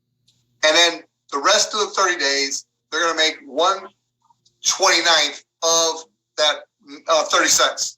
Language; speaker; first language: English; native; English